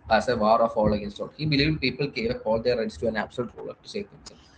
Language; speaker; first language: English; non-native, local second language; Malayalam